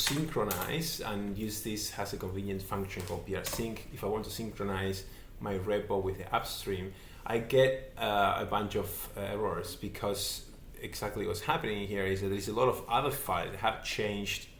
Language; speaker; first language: English; non-native, fluent; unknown